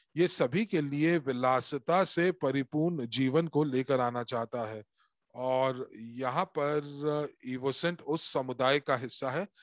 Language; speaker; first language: Hindi; native; Hindi